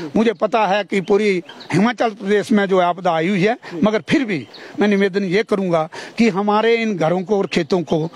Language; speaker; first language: Hindi; native; Hindi